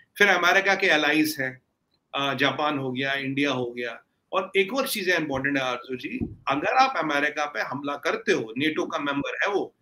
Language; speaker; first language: Hindi; native; Hindi